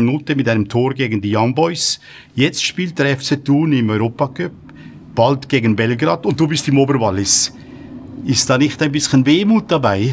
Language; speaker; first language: German; native; German